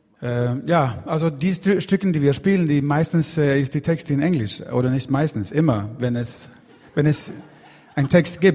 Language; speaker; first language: German; non-native, learner; Swedish